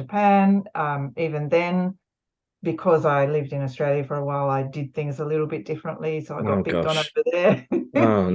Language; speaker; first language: English; native; English